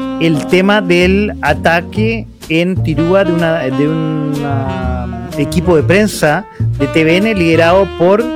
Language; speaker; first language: Spanish; native; Spanish